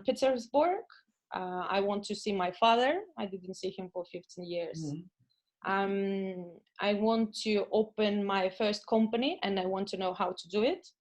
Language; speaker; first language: English; non-native, fluent; Russian